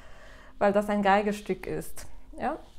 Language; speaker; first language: German; non-native, fluent; Spanish